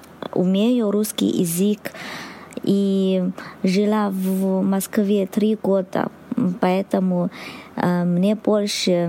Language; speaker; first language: Russian; non-native, learner; Chinese